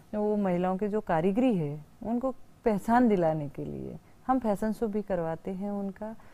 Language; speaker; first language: Hindi; native; Hindi